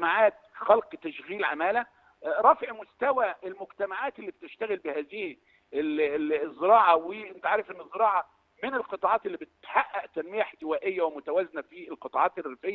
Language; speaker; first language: Arabic; native; Arabic